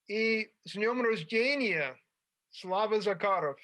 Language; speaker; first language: Russian; non-native, fluent; English